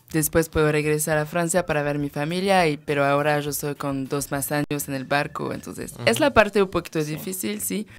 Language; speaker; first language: Spanish; non-native, fluent; French